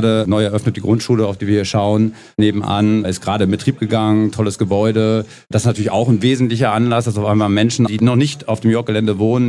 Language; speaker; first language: German; native; German